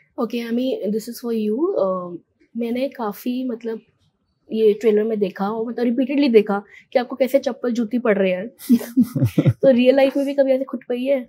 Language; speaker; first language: Hindi; native; Hindi